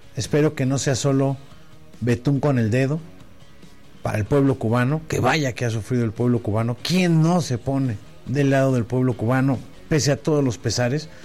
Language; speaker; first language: Spanish; native; Spanish